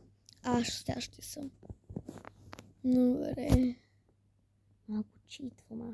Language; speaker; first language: Bulgarian; early bilingual, heritage; Bulgarian